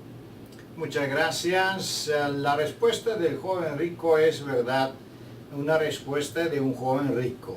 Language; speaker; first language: Spanish; non-native, fluent; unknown